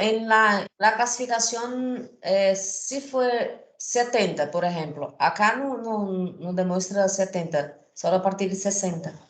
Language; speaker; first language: Spanish; non-native, learner; Portuguese